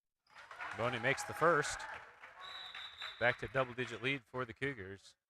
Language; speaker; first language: English; native; English